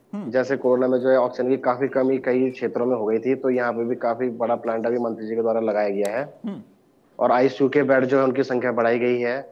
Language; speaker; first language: Hindi; native; Hindi